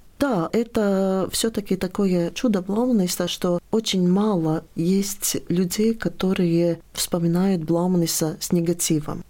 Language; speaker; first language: Russian; non-native, local second language; Latvian